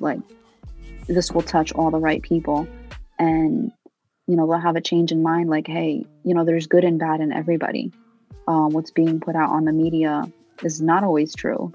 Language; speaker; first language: English; early bilingual, other home language; Arabic